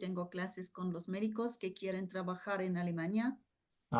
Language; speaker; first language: Spanish; non-native, fluent; German